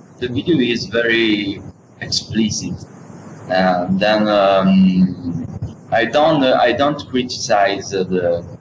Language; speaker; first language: English; non-native, learner; Italian